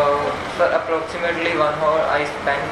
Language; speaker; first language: English; non-native, learner; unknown